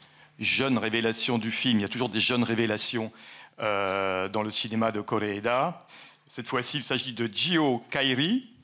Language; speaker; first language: French; native; French